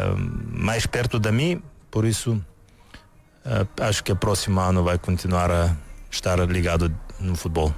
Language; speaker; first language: Portuguese; non-native, learner; Bulgarian